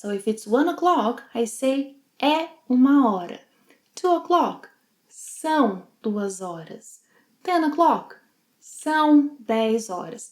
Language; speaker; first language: Portuguese; native; Portuguese